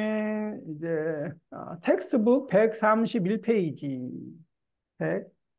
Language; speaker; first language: Korean; native; Korean